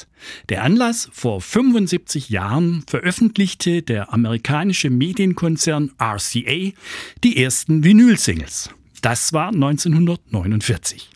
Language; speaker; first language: German; native; German